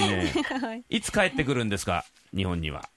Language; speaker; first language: Japanese; native; Japanese